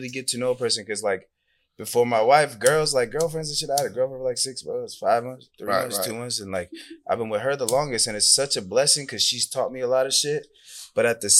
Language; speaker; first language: English; non-native, fluent; Persian